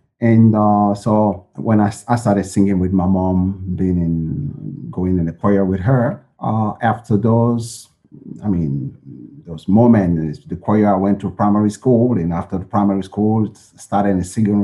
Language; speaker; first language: English; non-native, local second language; French